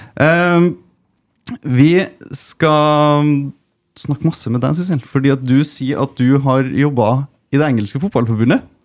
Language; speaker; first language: Norwegian; native; Norwegian